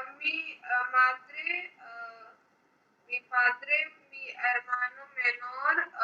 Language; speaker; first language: Spanish; non-native, learner; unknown